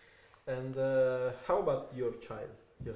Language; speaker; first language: English; non-native, fluent; Italian